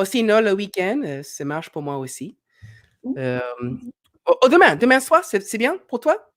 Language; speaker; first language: French; non-native, learner; English